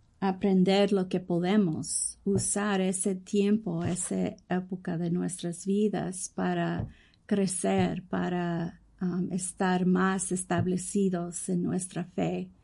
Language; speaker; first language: Spanish; early bilingual, heritage; English